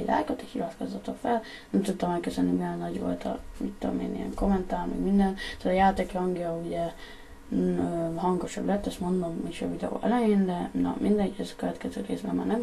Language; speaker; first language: Hungarian; native; Hungarian